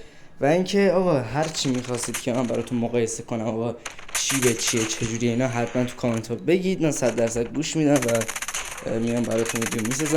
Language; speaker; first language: Persian; native; Persian